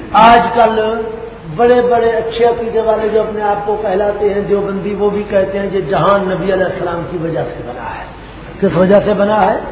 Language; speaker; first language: Urdu; non-native, local second language; Punjabi